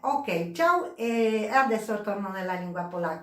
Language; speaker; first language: Italian; non-native, learner; Polish